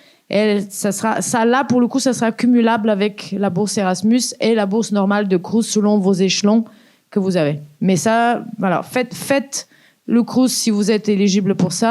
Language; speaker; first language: French; native; French